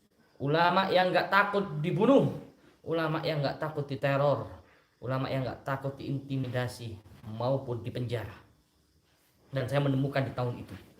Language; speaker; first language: Indonesian; native; Indonesian